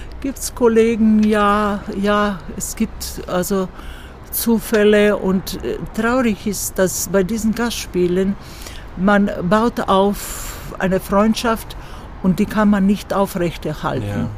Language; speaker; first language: German; non-native, fluent; Croatian